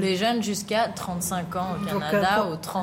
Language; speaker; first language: French; native; French